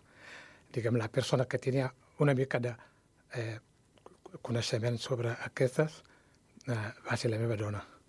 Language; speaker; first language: Catalan; non-native, learner; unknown